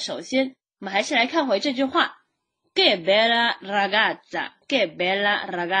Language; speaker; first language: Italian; non-native, fluent; Chinese